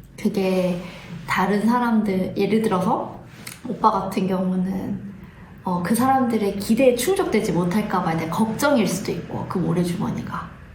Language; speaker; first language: Korean; native; Korean